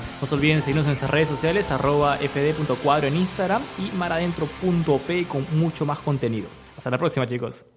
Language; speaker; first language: Spanish; native; Spanish